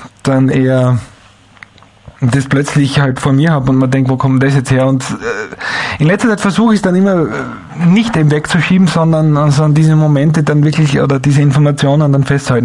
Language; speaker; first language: German; native; German